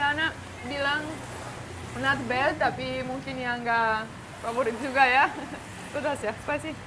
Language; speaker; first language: Indonesian; non-native, fluent; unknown